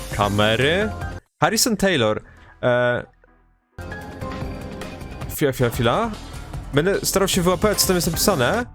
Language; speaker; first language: Polish; native; Polish